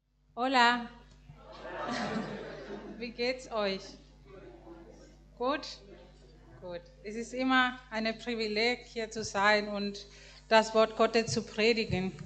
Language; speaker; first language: German; non-native, fluent; Spanish